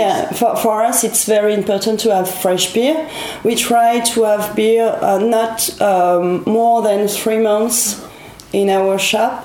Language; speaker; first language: English; non-native, learner; French